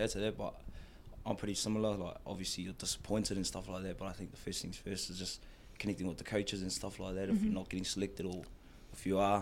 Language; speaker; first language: English; native; English